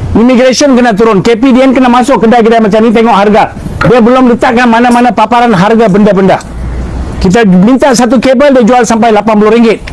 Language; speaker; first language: Malay; native; Malay